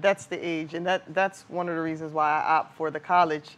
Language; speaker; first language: English; native; English